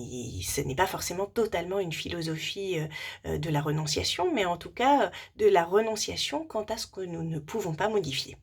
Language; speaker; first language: French; native; French